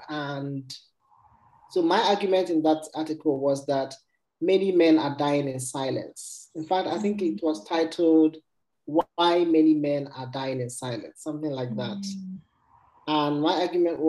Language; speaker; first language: English; non-native, local second language; Igbo